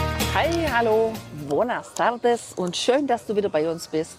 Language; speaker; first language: German; native; German